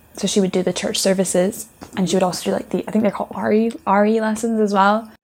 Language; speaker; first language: English; native; English